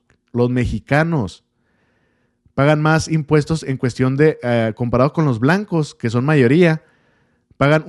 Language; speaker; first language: Spanish; native; Spanish